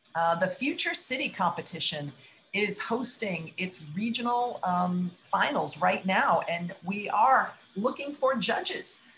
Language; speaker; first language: English; native; English